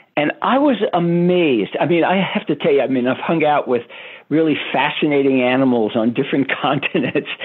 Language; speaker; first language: English; native; English